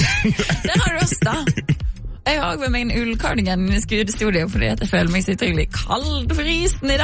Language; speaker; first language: Norwegian; native; Norwegian